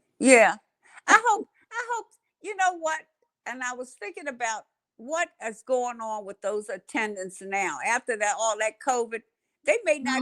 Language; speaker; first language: English; native; English